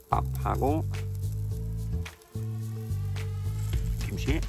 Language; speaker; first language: Korean; non-native, learner; French